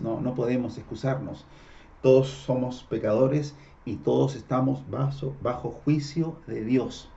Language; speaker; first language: Spanish; native; Spanish